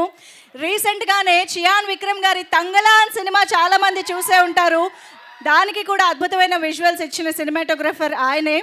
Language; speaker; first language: Telugu; native; Telugu